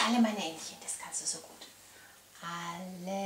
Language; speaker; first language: German; native; German